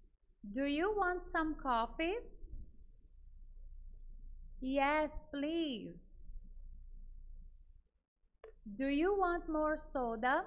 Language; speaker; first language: English; non-native, fluent; Portuguese